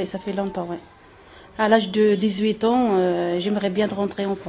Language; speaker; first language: French; early bilingual, other home language; Arabic